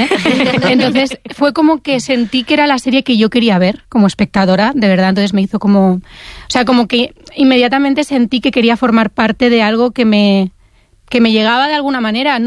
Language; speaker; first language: Spanish; native; Spanish